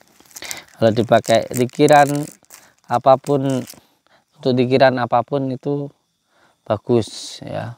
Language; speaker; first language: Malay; non-native, local second language; Javanese